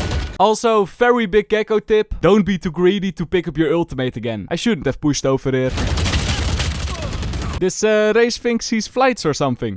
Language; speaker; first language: English; non-native, fluent; Dutch